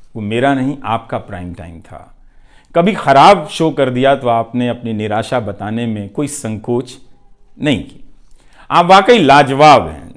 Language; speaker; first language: Hindi; non-native, local second language; Bhojpuri